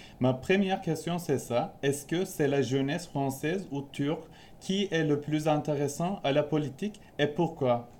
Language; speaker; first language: French; non-native, fluent; Turkish